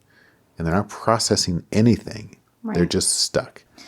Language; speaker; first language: English; native; English